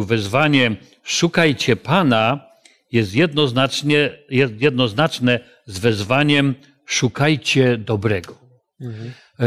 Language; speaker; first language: Polish; native; Polish